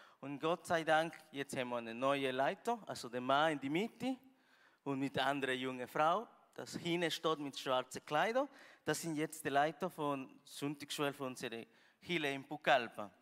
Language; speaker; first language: German; non-native, learner; Spanish